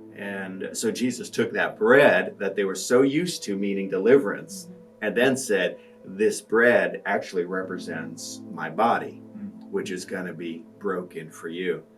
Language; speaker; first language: English; native; English